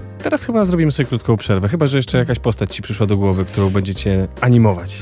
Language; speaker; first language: Polish; native; Polish